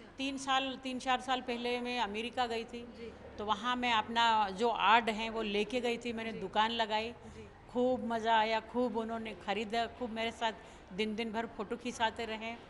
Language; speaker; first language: Hindi; non-native, local second language; Bhili